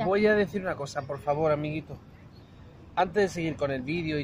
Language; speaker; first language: Spanish; native; Spanish